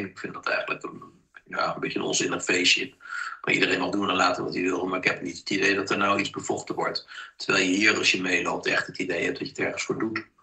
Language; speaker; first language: Dutch; native; Dutch